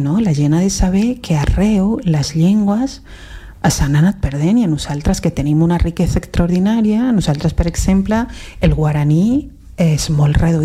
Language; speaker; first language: Catalan; non-native, fluent; Spanish